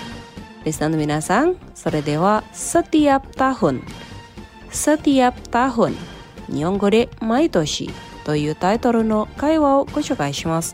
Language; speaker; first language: Japanese; non-native, fluent; Indonesian